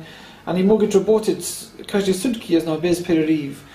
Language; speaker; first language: Russian; non-native, learner; English